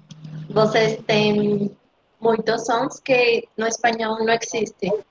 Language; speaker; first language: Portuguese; non-native, learner; Spanish